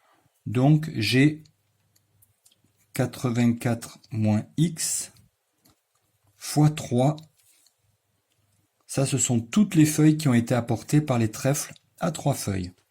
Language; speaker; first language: French; native; French